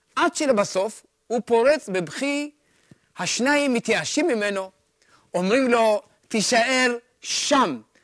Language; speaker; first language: Hebrew; early bilingual, other home language; Amharic